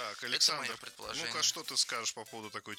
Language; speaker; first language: Russian; native; Russian